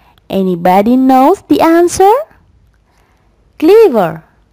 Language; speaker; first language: English; non-native, fluent; Indonesian